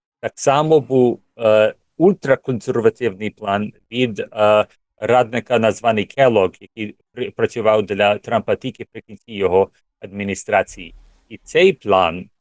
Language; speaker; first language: Ukrainian; early bilingual, heritage; English